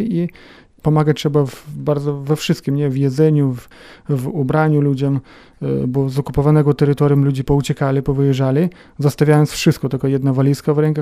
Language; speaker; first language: Polish; non-native, fluent; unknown